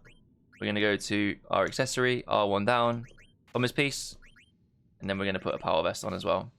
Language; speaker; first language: English; native; English